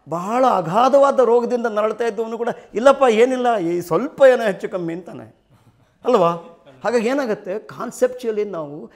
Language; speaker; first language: Kannada; native; Kannada